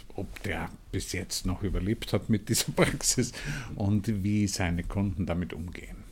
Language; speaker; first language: German; native; German